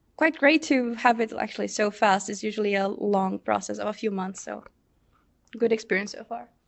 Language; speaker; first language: English; non-native, fluent; Portuguese